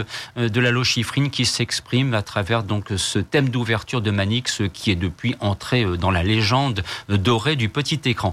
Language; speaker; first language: French; native; French